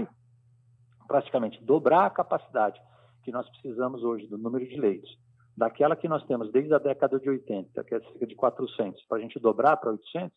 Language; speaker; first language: Portuguese; native; Portuguese